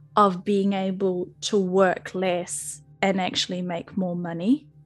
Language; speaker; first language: English; native; English